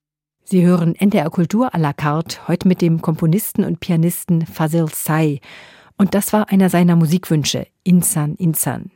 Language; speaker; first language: German; native; German